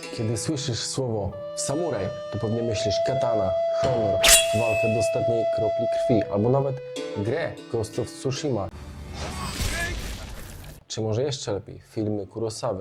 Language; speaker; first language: Polish; native; Polish